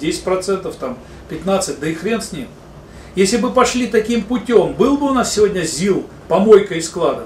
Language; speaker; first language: Russian; native; Russian